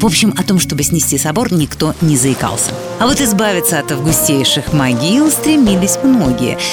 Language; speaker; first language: Russian; native; Russian